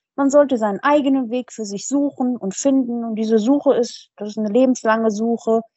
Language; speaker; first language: German; early bilingual, other home language; Persian